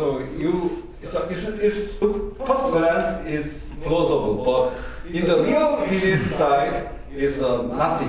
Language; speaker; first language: English; non-native, learner; Korean